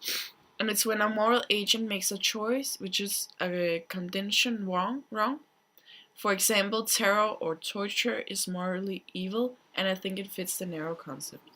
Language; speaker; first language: English; non-native, fluent; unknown